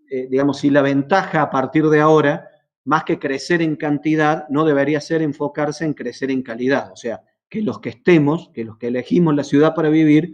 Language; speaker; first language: Spanish; native; Spanish